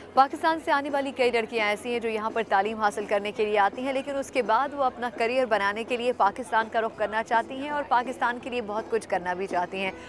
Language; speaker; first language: Urdu; native; Urdu